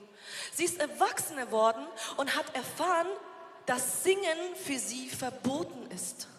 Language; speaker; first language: German; non-native, fluent; Persian